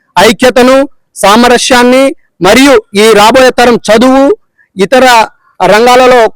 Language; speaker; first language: Telugu; non-native, local second language; Lambadi